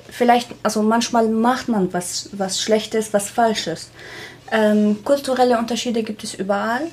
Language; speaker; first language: German; non-native, fluent; Arabic